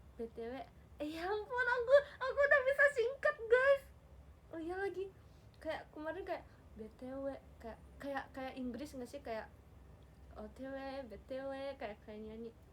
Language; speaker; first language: Indonesian; non-native, learner; Japanese